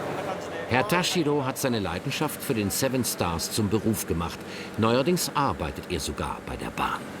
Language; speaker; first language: German; native; German